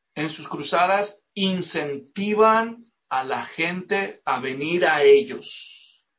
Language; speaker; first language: Spanish; native; Spanish